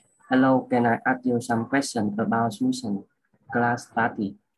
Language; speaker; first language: English; non-native, learner; Vietnamese